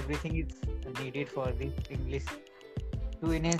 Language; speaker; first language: English; non-native, local second language; Marathi